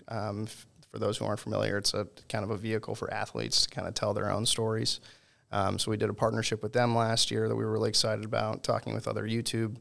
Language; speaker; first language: English; native; English